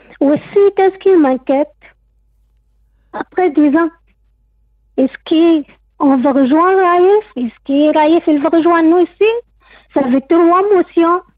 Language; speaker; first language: French; non-native, learner; Arabic